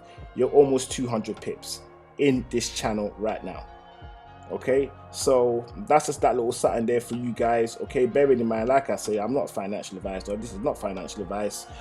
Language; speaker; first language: English; native; English